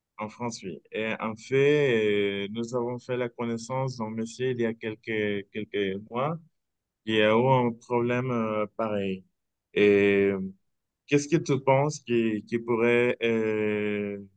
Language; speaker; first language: French; non-native, fluent; Spanish